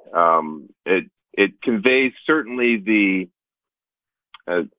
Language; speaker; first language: English; native; English